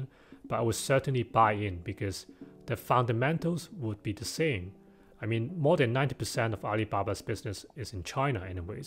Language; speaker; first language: English; non-native, local second language; Cantonese